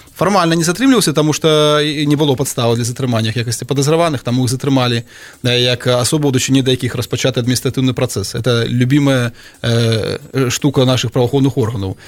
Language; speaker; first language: Belarusian; non-native, local second language; Russian